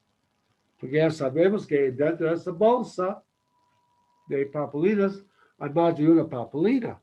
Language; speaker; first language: Spanish; non-native, learner; English